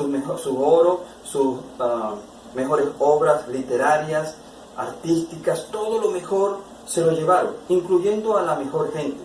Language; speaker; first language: Spanish; native; Spanish